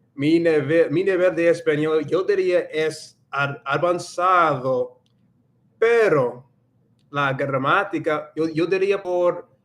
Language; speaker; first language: Spanish; non-native, learner; English